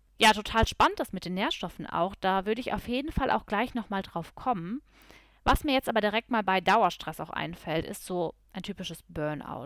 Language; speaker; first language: German; native; German